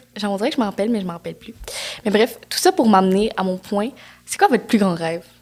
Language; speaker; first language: French; native; French